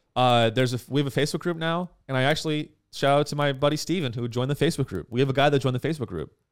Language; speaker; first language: English; native; English